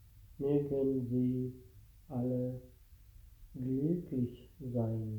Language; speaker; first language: German; non-native, fluent; Sinhala